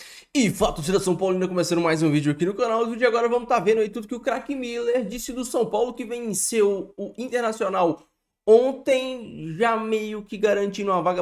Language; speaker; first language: Portuguese; native; Portuguese